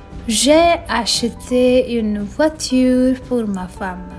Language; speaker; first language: French; non-native, fluent; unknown